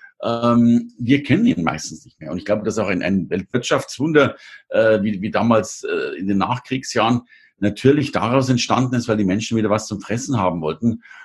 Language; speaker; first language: German; native; German